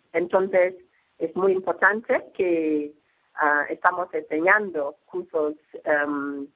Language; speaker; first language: Spanish; non-native, learner; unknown